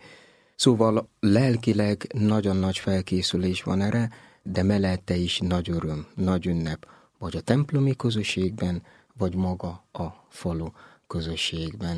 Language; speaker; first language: Hungarian; non-native, learner; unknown